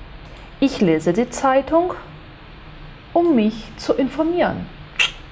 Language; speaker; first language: German; non-native, fluent; Portuguese